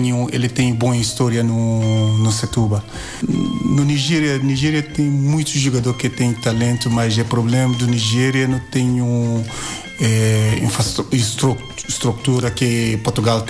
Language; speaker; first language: Portuguese; non-native, learner; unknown